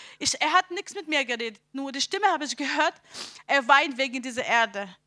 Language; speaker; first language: German; non-native, learner; Arabic